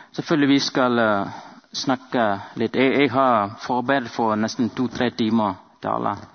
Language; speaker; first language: Norwegian; non-native, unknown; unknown